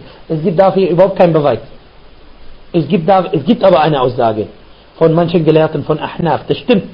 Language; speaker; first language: German; non-native, fluent; Arabic